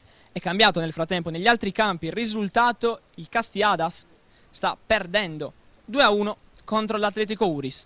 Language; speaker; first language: Italian; native; Italian